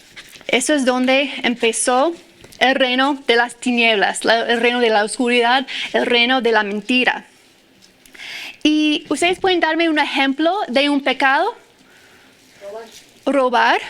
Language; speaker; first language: Spanish; non-native, fluent; English